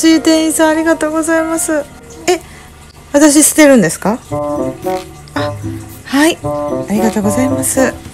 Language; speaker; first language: Japanese; native; Japanese